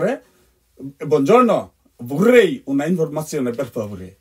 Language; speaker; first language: Italian; non-native, fluent; Bangla